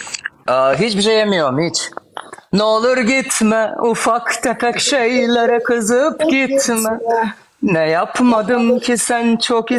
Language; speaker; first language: Turkish; native; Turkish